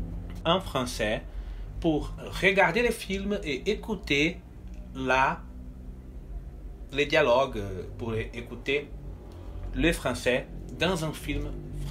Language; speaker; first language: French; non-native, fluent; Portuguese